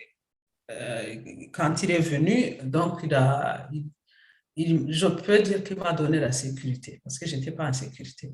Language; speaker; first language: French; non-native, local second language; Kinyarwanda